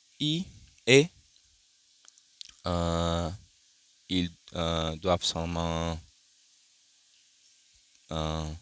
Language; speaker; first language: French; non-native, learner; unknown